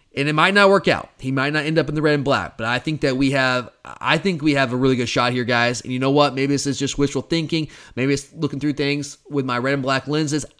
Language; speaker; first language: English; native; English